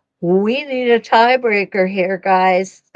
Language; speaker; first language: English; native; English